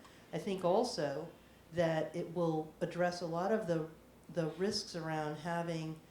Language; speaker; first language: English; native; English